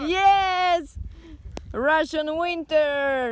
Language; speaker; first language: English; non-native, learner; Russian